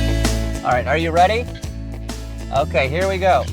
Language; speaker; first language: English; native; English